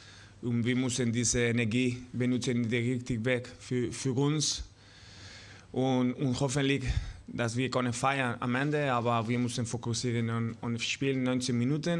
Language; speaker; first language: German; non-native, learner; Spanish